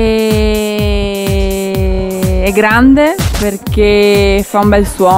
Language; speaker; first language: Italian; early bilingual, other home language; Bosnian